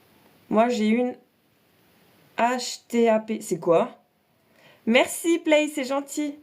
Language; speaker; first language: French; native; French